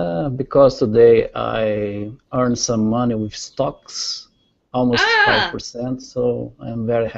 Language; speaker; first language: English; non-native, learner; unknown